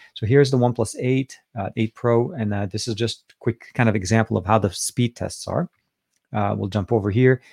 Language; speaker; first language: English; non-native, fluent; Arabic